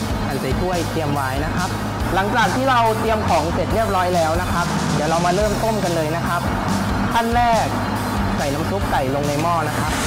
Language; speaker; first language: Thai; native; Thai